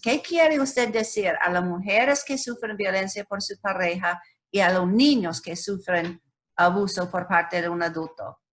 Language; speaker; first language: Spanish; non-native, learner; English